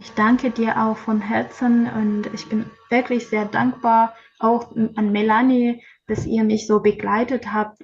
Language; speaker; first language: German; non-native, learner; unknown